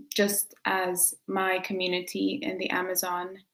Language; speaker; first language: English; early bilingual, other home language; Quechua